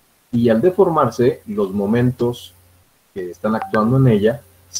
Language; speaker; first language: Spanish; native; Spanish